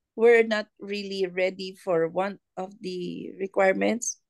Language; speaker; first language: English; non-native, local second language; Filipino